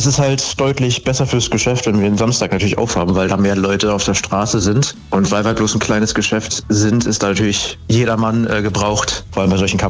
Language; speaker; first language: German; native; German